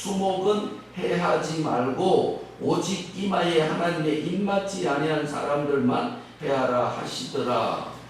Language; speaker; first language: Korean; native; Korean